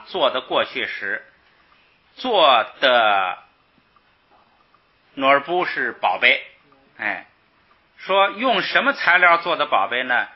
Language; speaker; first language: Chinese; native; Chinese